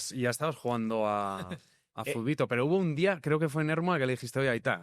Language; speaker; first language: Spanish; native; Spanish